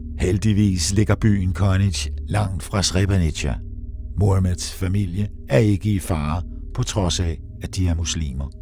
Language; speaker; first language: Danish; native; Danish